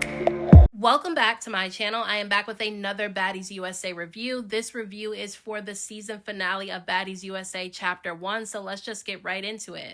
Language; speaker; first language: English; native; English